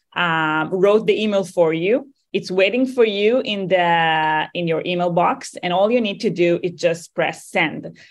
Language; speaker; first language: English; non-native, fluent; Hebrew